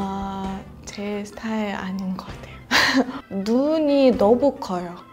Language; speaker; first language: Korean; non-native, fluent; Russian